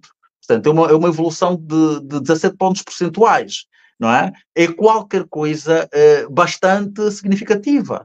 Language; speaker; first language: Portuguese; native; Portuguese